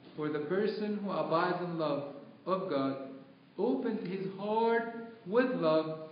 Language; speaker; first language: English; non-native, fluent; Arabic